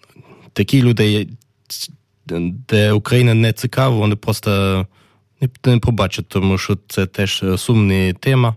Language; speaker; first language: Ukrainian; non-native, learner; German